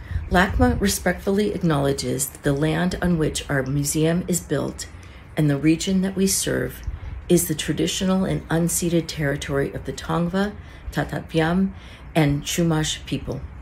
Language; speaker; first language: English; native; English